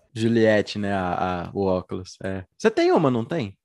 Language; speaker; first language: Portuguese; native; Portuguese